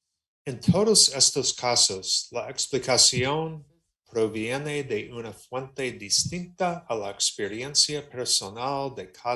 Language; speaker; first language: Spanish; non-native, learner; English